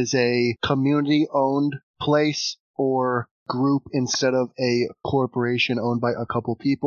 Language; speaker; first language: English; native; English